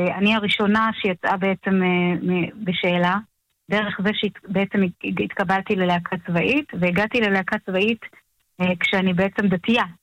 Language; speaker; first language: Hebrew; early bilingual, other home language; Amharic